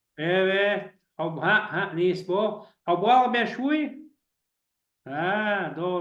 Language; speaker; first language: Turkish; non-native, learner; Chechen